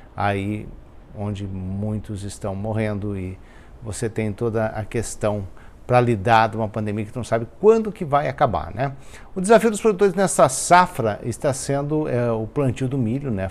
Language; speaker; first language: Portuguese; native; Portuguese